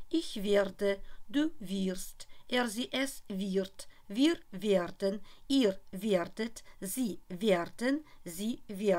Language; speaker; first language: German; non-native, fluent; Russian